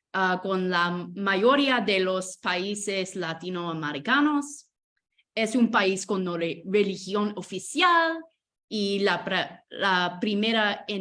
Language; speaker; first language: Spanish; non-native, fluent; English